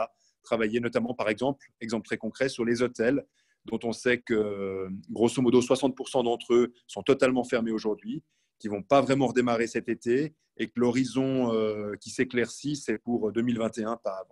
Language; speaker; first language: French; native; French